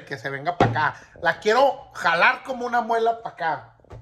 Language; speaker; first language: Spanish; early bilingual, heritage; Spanish